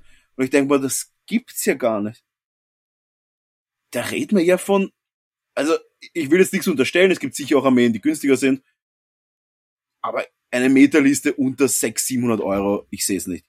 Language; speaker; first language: German; native; German